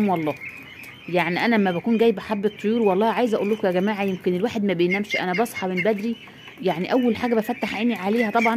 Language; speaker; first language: Arabic; native; Arabic